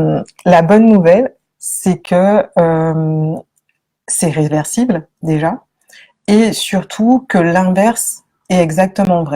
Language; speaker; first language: French; native; French